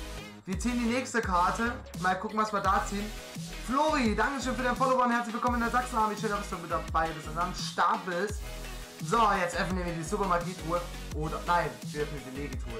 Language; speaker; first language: German; native; German